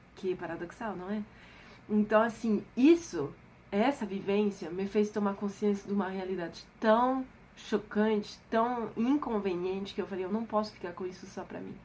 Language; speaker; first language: Portuguese; non-native, fluent; French